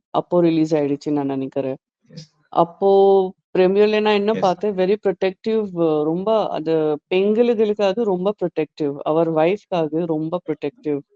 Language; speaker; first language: Tamil; non-native, learner; Gujarati